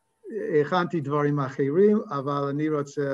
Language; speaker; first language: Hebrew; non-native, fluent; English